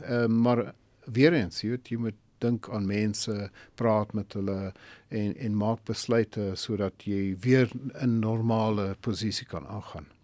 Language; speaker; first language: Afrikaans; non-native, local second language; English